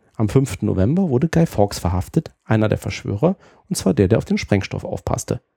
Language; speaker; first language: German; native; German